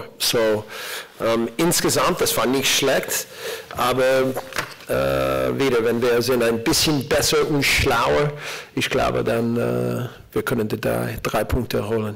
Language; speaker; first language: German; non-native, learner; English